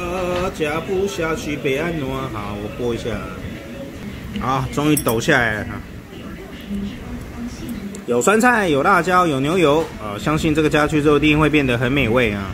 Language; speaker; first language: Chinese; native; Chinese